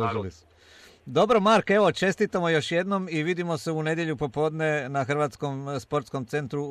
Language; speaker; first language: Croatian; native; Croatian